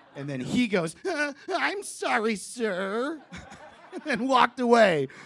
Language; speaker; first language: English; native; English